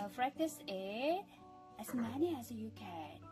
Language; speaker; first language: English; non-native, fluent; Korean